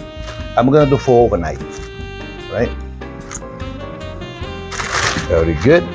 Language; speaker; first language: English; non-native, fluent; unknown